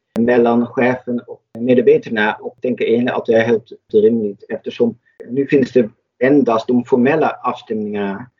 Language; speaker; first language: Swedish; non-native, fluent; Dutch